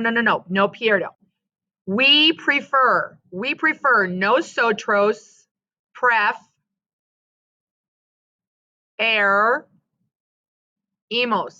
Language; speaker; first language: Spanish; non-native, fluent; English